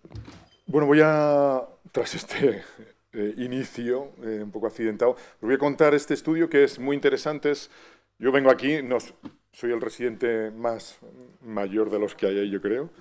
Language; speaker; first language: Spanish; native; Spanish